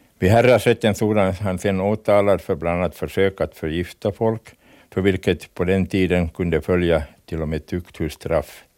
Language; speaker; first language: Swedish; native; Swedish